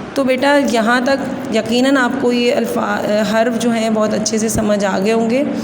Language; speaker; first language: Urdu; non-native, local second language; Sindhi